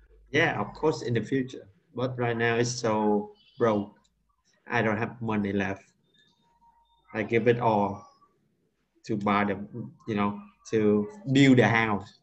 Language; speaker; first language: English; non-native, learner; Vietnamese